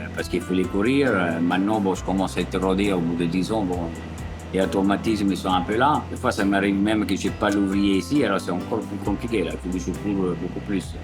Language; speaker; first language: French; non-native, fluent; Italian